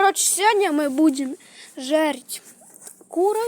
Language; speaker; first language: Russian; native; Russian